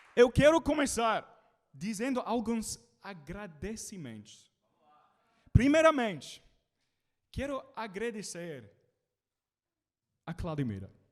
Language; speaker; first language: Portuguese; non-native, learner; English